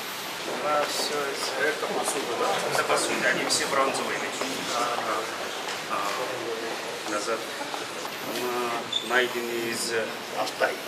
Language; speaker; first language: Russian; non-native, learner; Mongolian